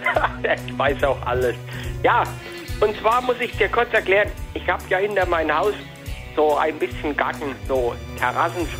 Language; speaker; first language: German; native; German